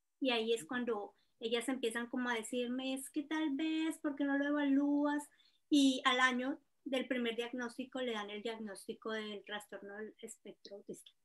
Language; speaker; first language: Spanish; native; Spanish